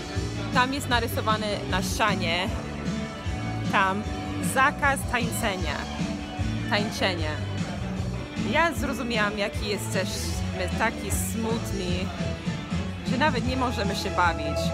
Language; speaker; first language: Polish; non-native, fluent; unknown